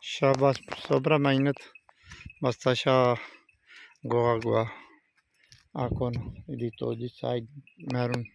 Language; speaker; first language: Filipino; non-native, learner; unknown